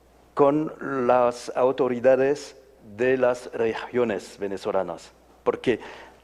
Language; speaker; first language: Spanish; non-native, fluent; French